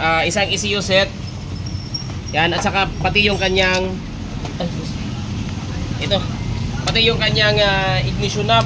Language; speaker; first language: Filipino; native; Filipino